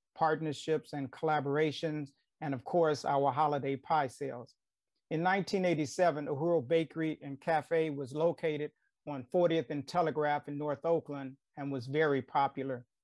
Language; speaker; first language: English; native; English